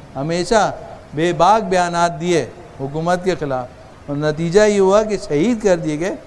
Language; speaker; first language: Urdu; native; Urdu